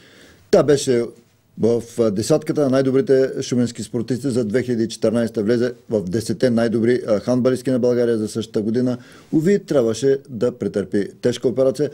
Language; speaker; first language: Bulgarian; native; Bulgarian